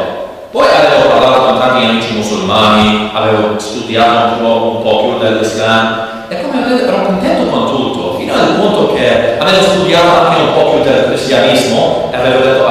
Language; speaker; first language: Italian; non-native, learner; English